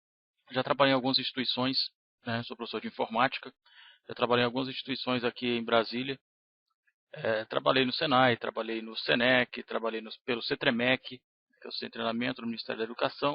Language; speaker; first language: Portuguese; native; Portuguese